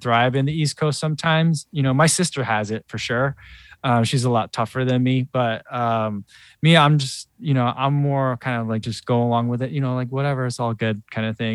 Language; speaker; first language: English; native; English